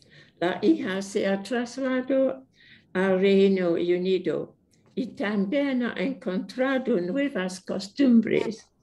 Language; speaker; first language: Spanish; non-native, fluent; English